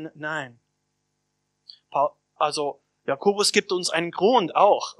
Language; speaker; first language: German; non-native, fluent; English